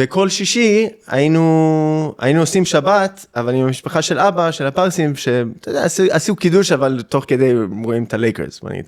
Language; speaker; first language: Hebrew; early bilingual, heritage; English